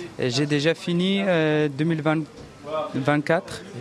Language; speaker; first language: French; non-native, learner; Persian